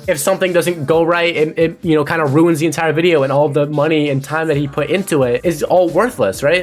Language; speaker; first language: English; native; English